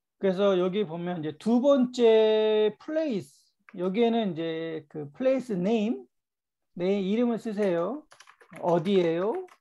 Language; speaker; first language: Korean; native; Korean